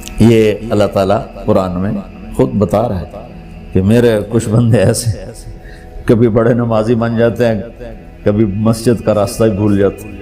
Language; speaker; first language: Urdu; non-native, local second language; Punjabi